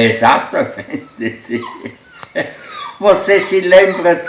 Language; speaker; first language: Portuguese; non-native, fluent; German